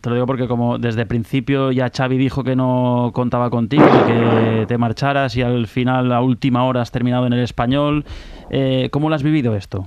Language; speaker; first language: Spanish; native; Spanish